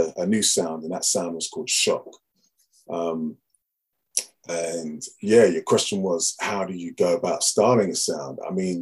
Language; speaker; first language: English; native; English